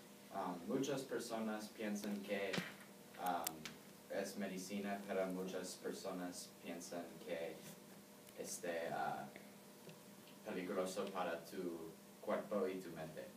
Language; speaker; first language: Spanish; non-native, learner; English